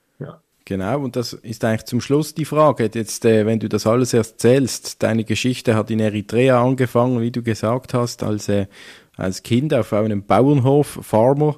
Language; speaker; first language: German; native; German